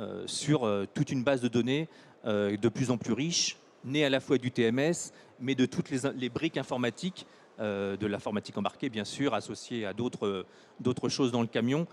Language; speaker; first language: French; native; French